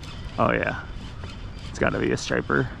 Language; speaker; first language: English; native; English